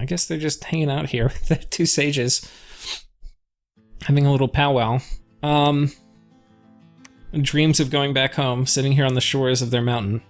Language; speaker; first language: English; native; English